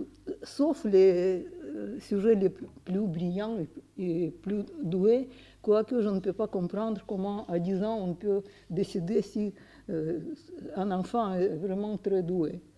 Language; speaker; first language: French; non-native, fluent; Russian